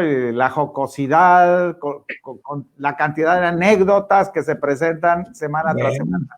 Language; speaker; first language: Spanish; native; Spanish